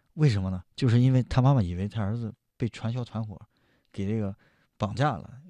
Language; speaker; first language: Chinese; native; Chinese